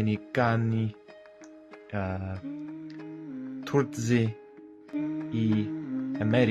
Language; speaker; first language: Russian; non-native, learner; English